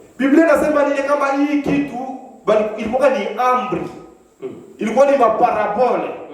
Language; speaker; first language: Swahili; native; Swahili